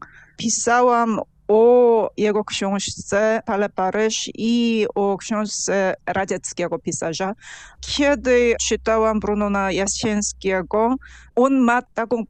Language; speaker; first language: Polish; non-native, fluent; Korean